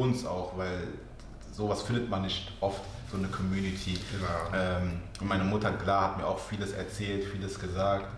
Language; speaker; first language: German; early bilingual, other home language; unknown